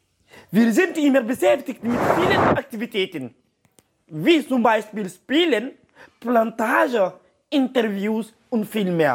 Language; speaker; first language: German; non-native, learner; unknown